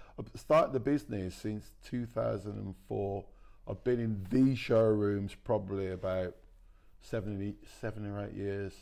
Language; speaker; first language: English; native; English